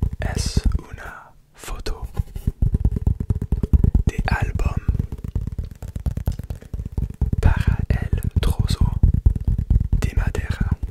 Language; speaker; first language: Spanish; non-native, learner; English